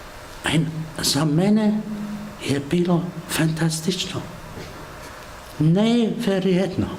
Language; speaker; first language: Slovenian; non-native, learner; English